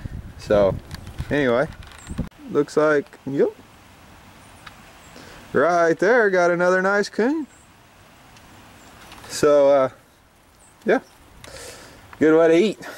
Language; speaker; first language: English; native; English